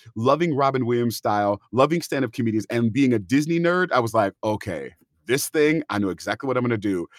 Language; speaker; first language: English; native; English